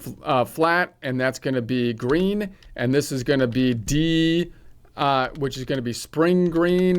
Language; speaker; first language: English; native; English